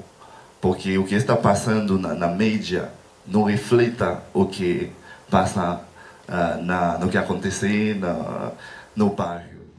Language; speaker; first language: Portuguese; non-native, learner; Haitian Creole